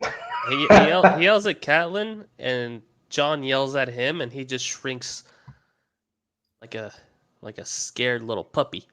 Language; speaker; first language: English; native; English